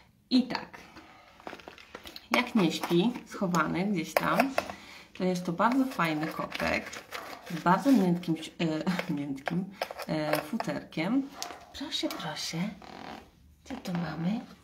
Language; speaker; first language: Polish; native; Polish